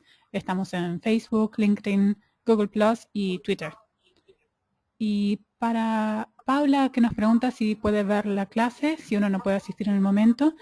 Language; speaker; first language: Spanish; native; Spanish